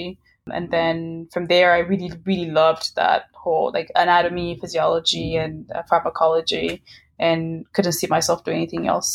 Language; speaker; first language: English; non-native, fluent; Amharic